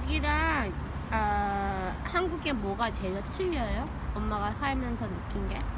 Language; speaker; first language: Korean; early bilingual, heritage; English